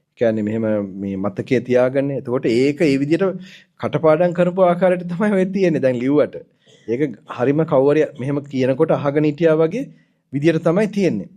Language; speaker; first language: Sinhala; non-native, fluent; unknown